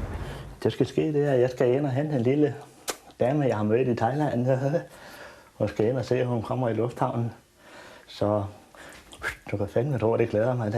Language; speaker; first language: Danish; native; Danish